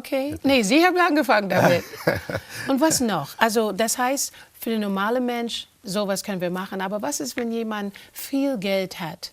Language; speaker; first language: German; non-native, fluent; English